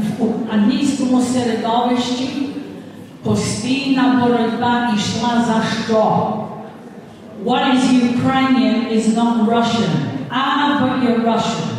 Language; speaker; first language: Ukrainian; early bilingual, heritage; Ukrainian